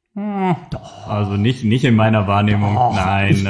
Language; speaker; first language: German; native; German